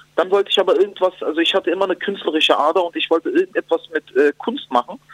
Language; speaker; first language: German; native; German